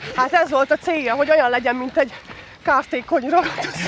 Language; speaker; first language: Hungarian; early bilingual, other home language; Russian